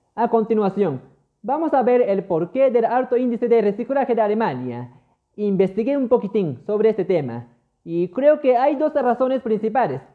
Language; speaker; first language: Spanish; non-native, fluent; Japanese